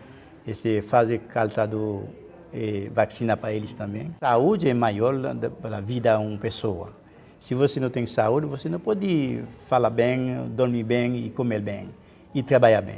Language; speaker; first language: Portuguese; non-native, learner; Haitian Creole